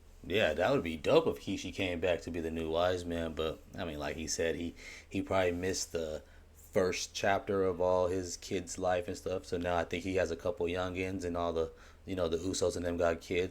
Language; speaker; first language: English; native; English